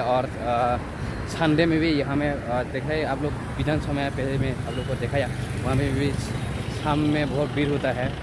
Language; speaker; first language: Hindi; non-native, local second language; Kok Borok